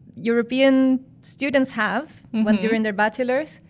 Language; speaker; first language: English; non-native, fluent; Spanish